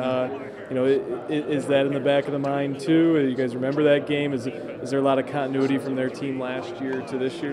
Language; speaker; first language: English; native; English